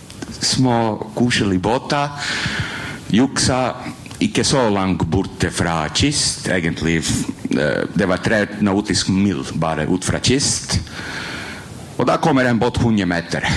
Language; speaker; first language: Norwegian; non-native, fluent; Croatian